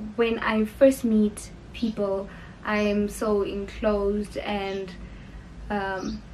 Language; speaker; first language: English; non-native, local second language; Northern Sotho